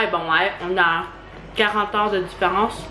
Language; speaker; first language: French; early bilingual, other home language; Vietnamese